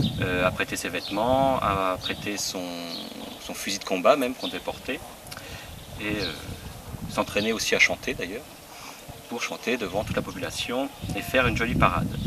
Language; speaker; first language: French; native; French